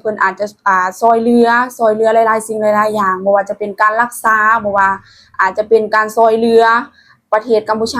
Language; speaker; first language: Thai; non-native, local second language; Lao